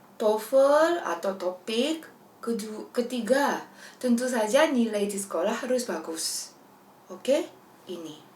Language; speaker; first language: Indonesian; native; Indonesian